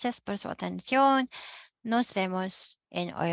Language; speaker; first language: Spanish; non-native, fluent; Filipino